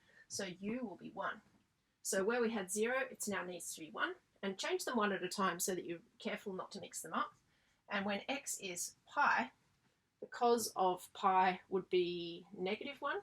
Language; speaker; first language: English; native; English